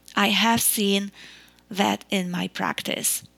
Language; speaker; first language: English; non-native, fluent; Polish